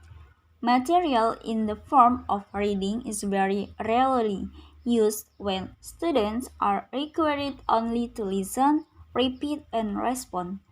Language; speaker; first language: English; non-native, learner; Indonesian